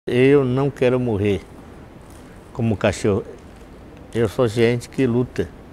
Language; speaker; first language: Portuguese; non-native, local second language; Yanomámi